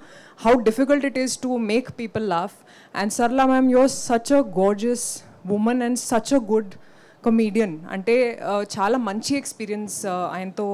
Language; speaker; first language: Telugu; non-native, fluent; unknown